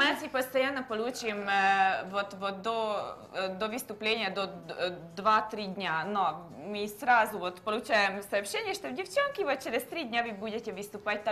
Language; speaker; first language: Russian; non-native, learner; Hungarian